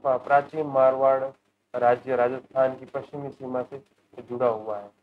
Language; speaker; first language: Hindi; native; Hindi